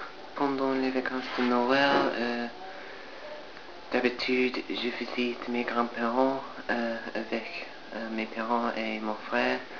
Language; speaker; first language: French; non-native, learner; English